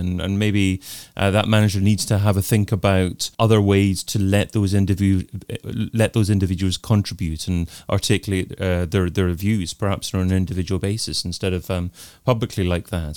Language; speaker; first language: English; native; English